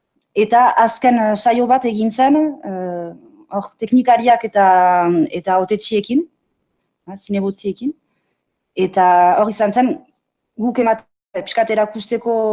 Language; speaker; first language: Basque; native; Basque